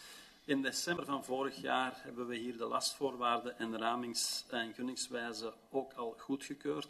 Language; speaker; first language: Dutch; native; Dutch